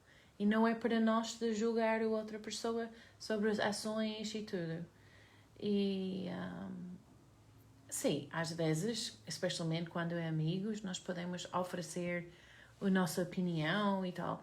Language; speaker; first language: Portuguese; non-native, learner; English